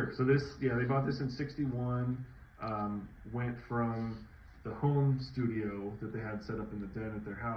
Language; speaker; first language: English; native; English